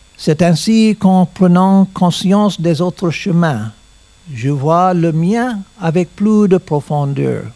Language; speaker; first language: French; non-native, learner; English